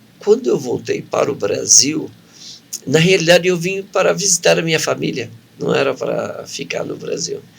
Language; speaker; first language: Portuguese; early bilingual, other home language; Arabic